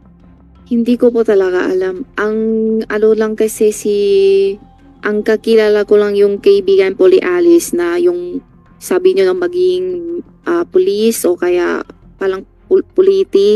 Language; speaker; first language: Filipino; non-native, learner; Chinese